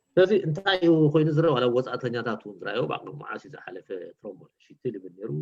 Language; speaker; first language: Tigrinya; native; Tigrinya